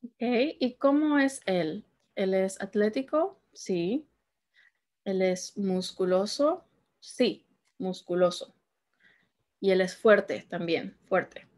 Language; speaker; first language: Spanish; native; Spanish